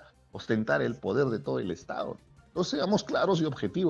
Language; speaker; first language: Spanish; native; Spanish